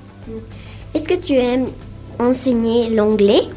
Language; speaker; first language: French; non-native, learner; Spanish